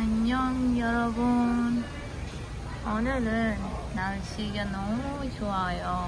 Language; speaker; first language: Korean; non-native, learner; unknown